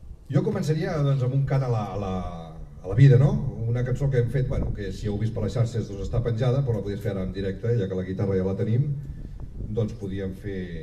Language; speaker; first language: Catalan; native; Catalan